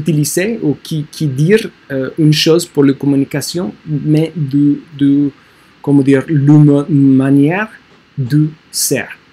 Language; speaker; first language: French; non-native, learner; English